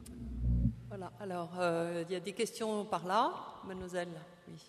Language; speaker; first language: French; native; French